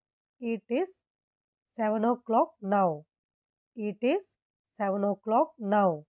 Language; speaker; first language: English; non-native, local second language; Tamil